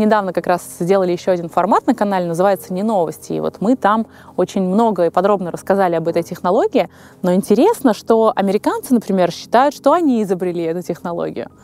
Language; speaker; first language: Russian; native; Russian